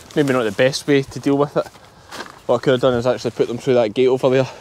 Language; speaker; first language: English; native; English